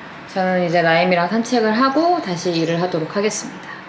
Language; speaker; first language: Korean; native; Korean